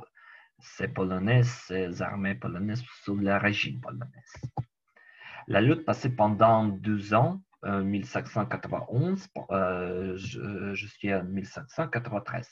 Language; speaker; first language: French; non-native, learner; Ukrainian